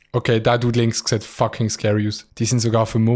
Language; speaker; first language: German; native; German